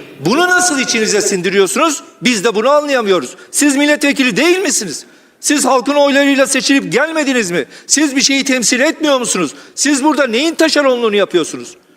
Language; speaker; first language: Turkish; non-native, local second language; Kurdish